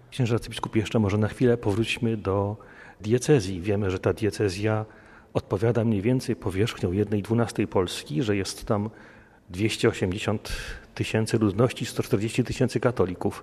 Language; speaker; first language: Polish; native; Polish